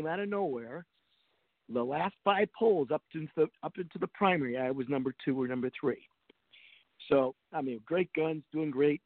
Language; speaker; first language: English; native; English